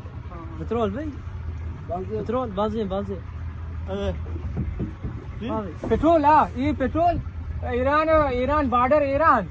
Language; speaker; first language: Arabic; non-native, learner; Baluchi